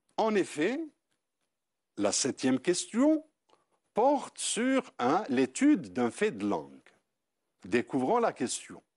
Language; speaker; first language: French; non-native, local second language; Arabic